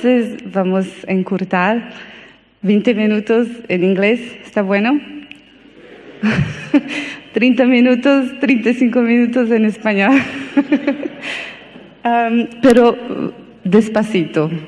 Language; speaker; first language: Spanish; non-native, learner; Portuguese